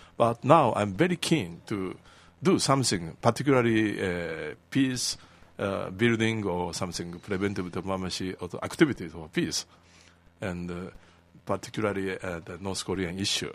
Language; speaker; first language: English; non-native, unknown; Japanese